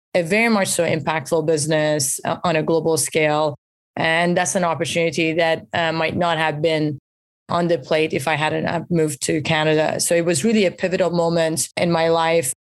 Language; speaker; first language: English; early bilingual, other home language; Persian